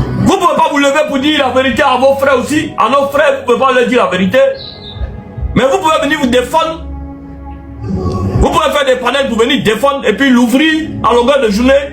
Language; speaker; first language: French; non-native, local second language; Arabic